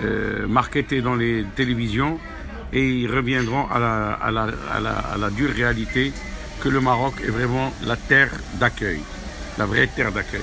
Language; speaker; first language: French; non-native, local second language; Arabic